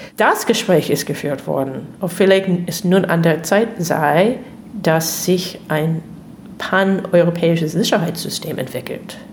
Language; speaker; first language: German; non-native, fluent; English